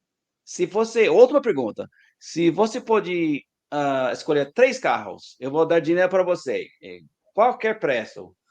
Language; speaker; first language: Portuguese; non-native, learner; English